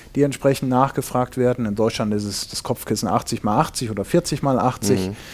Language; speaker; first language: German; native; German